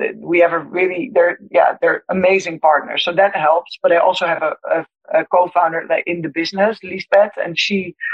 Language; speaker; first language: English; non-native, fluent; Dutch